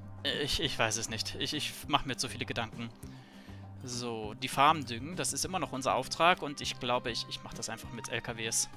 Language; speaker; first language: German; native; German